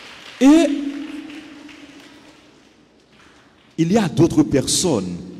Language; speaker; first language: French; non-native, local second language; Haitian Creole